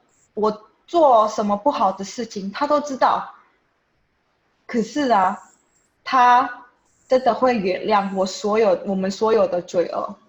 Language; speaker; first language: Chinese; non-native, fluent; Indonesian